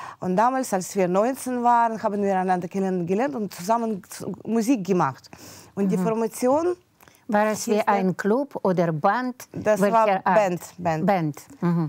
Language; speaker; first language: German; non-native, fluent; Russian